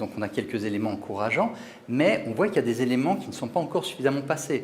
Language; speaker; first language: French; native; French